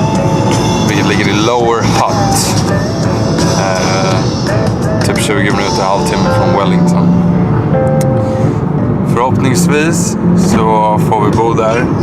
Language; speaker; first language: Swedish; native; Swedish